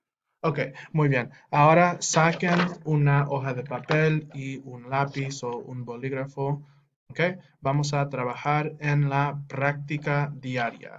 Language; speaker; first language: Spanish; non-native, fluent; English